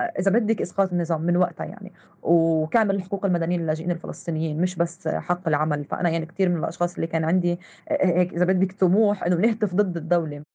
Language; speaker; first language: Arabic; native; Arabic